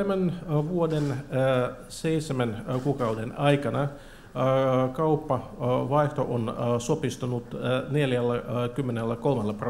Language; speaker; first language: Finnish; non-native, fluent; Russian